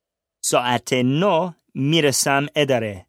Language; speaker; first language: Persian; non-native, learner; English